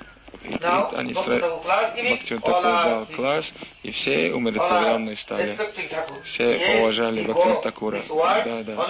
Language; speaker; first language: Russian; non-native, learner; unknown